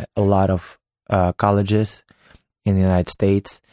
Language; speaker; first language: English; non-native, fluent; Ukrainian